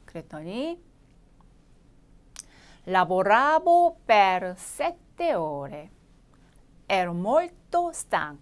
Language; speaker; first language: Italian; non-native, fluent; Korean